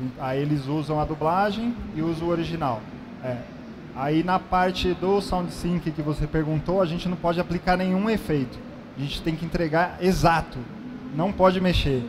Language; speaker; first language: Portuguese; native; Portuguese